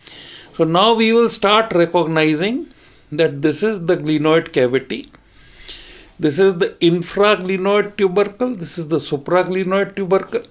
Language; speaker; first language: English; non-native, local second language; Hindi